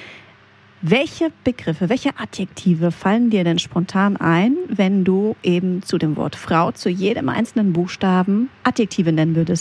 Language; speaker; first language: German; native; German